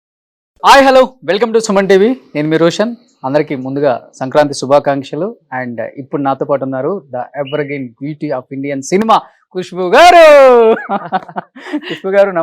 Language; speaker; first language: Telugu; native; Telugu